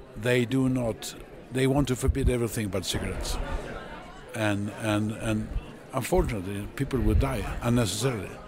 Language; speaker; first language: English; non-native, fluent; Swedish